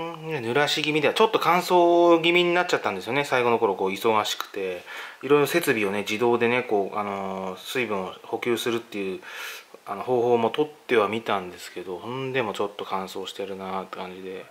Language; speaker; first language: Japanese; native; Japanese